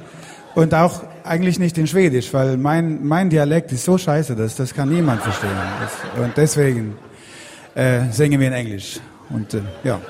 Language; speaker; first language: German; non-native, fluent; Swedish